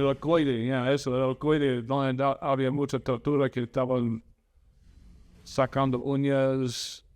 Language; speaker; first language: Spanish; non-native, fluent; English